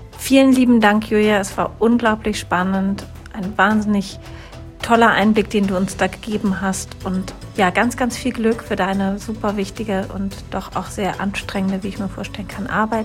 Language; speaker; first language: German; native; German